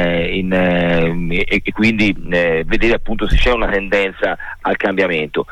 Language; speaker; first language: Italian; native; Italian